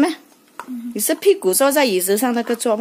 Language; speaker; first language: Chinese; native; Chinese